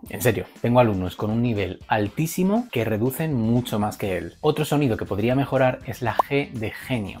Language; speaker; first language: Spanish; native; Spanish